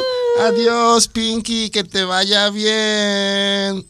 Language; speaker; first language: Spanish; early bilingual, other home language; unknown